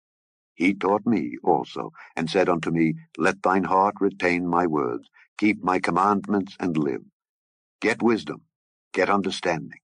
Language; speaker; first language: English; native; English